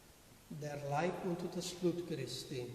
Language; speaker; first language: German; non-native, learner; Portuguese